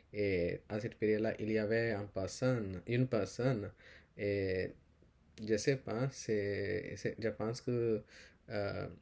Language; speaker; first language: French; non-native, learner; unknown